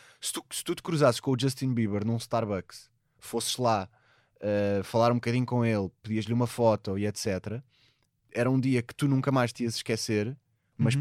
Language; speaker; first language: Portuguese; native; Portuguese